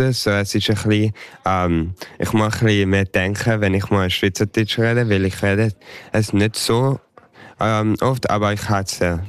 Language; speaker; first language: German; early bilingual, heritage; English